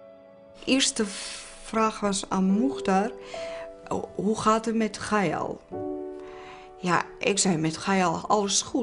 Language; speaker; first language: Dutch; non-native, learner; Azerbaijani